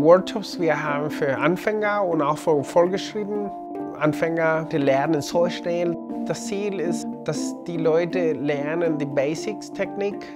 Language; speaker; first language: German; non-native, fluent; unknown